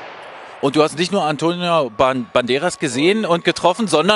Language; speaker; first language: German; native; German